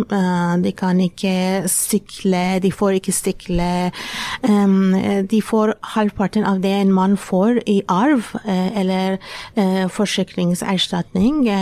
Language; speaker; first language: Norwegian; non-native, fluent; Persian